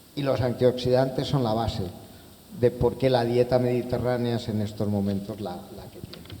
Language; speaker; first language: Spanish; non-native, local second language; Catalan